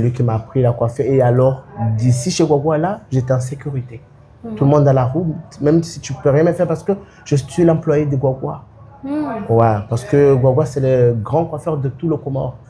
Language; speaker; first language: French; non-native, local second language; Ngazidja Comorian